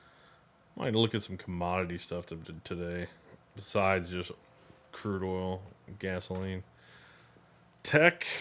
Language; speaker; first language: English; native; English